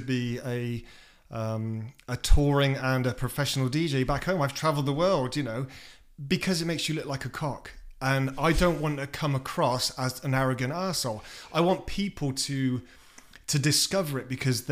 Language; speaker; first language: English; native; English